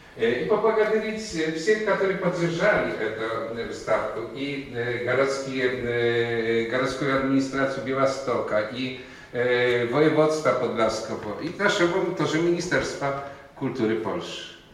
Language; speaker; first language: Russian; non-native, fluent; Polish